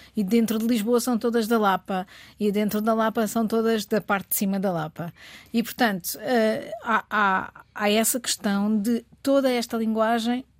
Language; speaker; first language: Portuguese; native; Portuguese